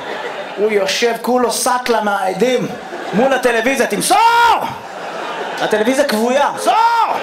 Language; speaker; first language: Hebrew; native; Hebrew